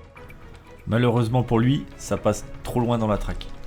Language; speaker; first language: French; native; French